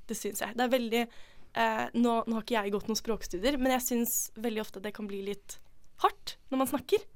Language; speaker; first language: Norwegian; non-native, local second language; Icelandic